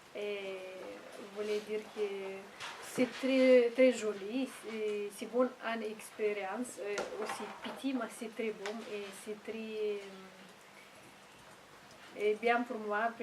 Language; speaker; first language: French; non-native, learner; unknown